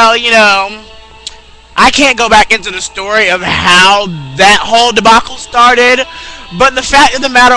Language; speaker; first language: English; native; English